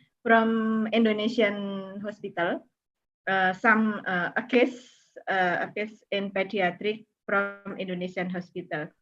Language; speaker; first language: English; non-native, learner; Indonesian